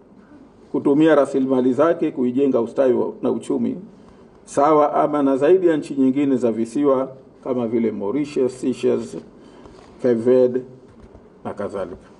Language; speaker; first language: Swahili; native; Swahili